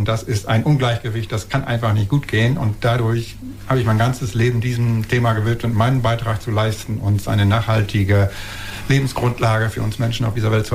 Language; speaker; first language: German; native; German